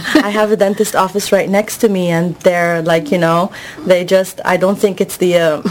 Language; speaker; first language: English; non-native, fluent; Arabic